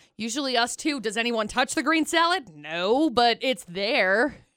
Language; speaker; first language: English; native; English